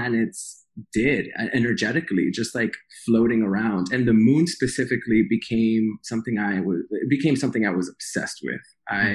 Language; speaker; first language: English; native; English